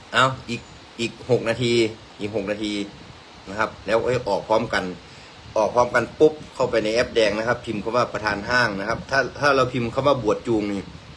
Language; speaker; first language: Thai; native; Thai